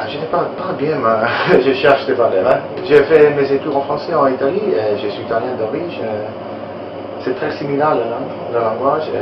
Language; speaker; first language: French; non-native, learner; Italian